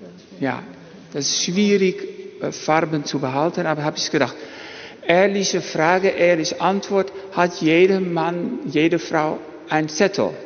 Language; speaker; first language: German; non-native, fluent; Dutch